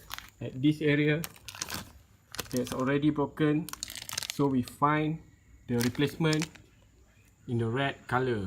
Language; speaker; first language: English; non-native, local second language; Malay